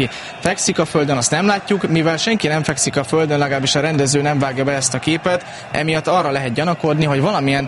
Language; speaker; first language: Hungarian; native; Hungarian